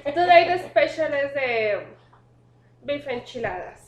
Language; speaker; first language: English; non-native, learner; Spanish